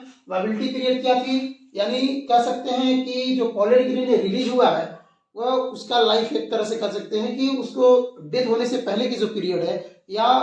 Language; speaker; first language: Hindi; native; Hindi